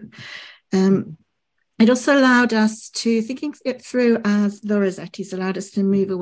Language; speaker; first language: English; native; English